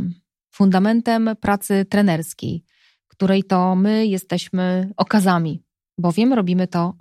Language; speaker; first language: Polish; native; Polish